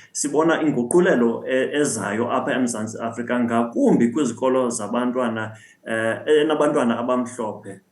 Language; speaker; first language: Xhosa; non-native, local second language; English